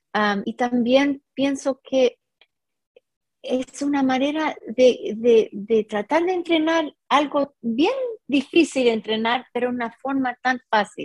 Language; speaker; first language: Spanish; non-native, fluent; English